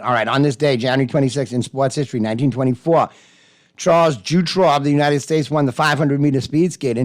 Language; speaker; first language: English; native; English